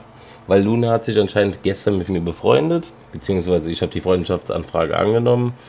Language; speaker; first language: German; native; German